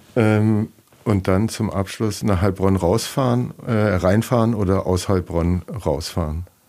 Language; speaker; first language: German; native; German